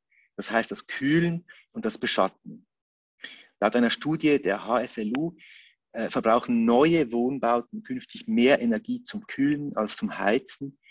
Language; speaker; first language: German; native; German